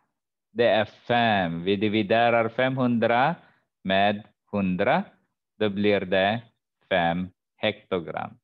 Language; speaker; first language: Swedish; non-native, fluent; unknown